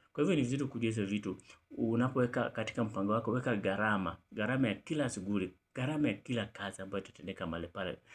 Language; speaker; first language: Swahili; non-native, local second language; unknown